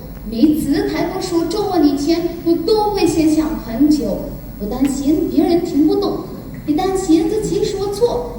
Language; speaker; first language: Chinese; non-native, learner; Hindi